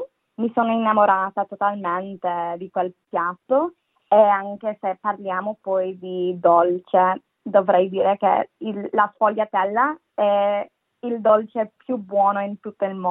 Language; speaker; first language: Italian; non-native, fluent; English